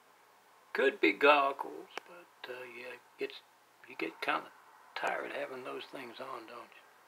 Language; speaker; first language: English; native; English